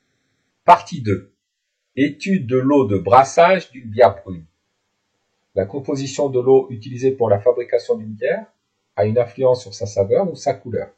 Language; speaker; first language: French; native; French